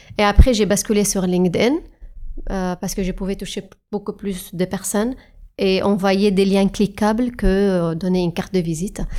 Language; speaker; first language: French; non-native, fluent; Arabic